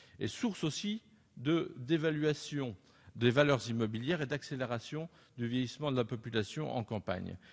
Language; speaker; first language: French; native; French